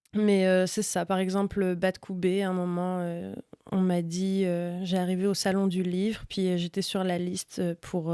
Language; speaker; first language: French; native; French